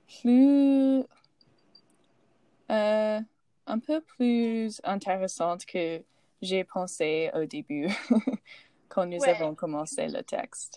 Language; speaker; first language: French; non-native, learner; English